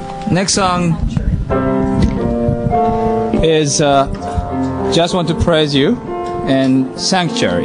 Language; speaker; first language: English; non-native, fluent; Japanese